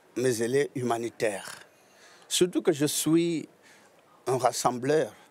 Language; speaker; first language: French; non-native, local second language; Lingala